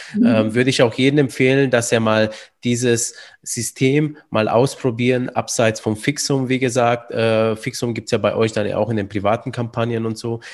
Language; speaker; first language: German; early bilingual, other home language; Romanian